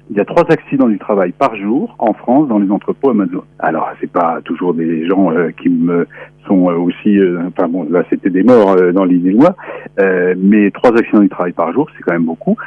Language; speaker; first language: French; native; French